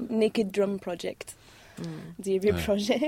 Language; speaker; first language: Turkish; non-native, learner; English